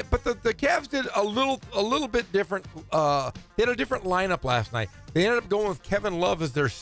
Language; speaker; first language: English; native; English